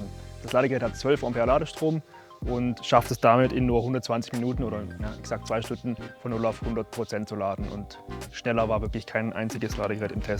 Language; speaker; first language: German; native; German